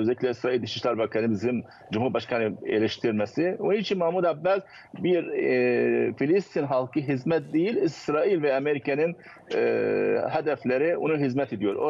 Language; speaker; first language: Turkish; non-native, fluent; Arabic